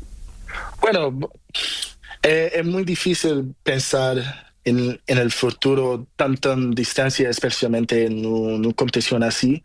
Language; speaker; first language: Spanish; non-native, learner; Portuguese